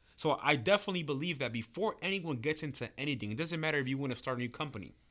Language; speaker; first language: English; early bilingual, other home language; Spanish